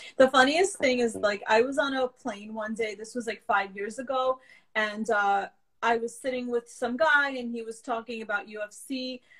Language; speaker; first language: English; early bilingual, other home language; Russian